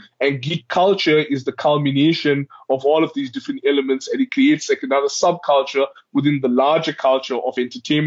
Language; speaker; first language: English; native; English